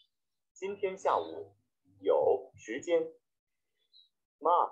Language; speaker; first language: Chinese; non-native, learner; Vietnamese